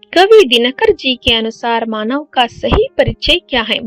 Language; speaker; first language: Hindi; non-native, local second language; Kannada